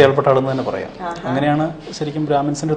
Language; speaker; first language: Malayalam; native; Malayalam